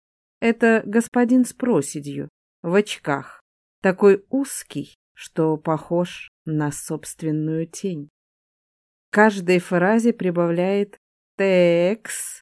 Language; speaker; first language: Russian; native; Russian